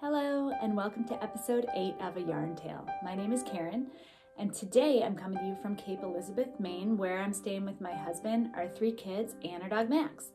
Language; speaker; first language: English; native; English